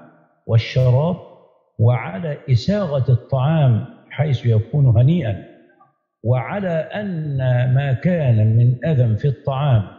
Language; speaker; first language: Arabic; native; Arabic